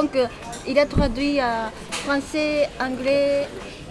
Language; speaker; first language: French; non-native, learner; Japanese